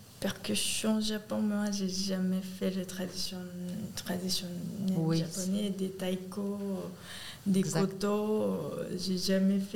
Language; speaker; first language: French; non-native, fluent; Japanese